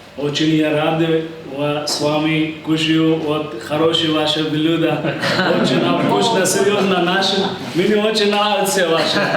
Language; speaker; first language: Russian; non-native, learner; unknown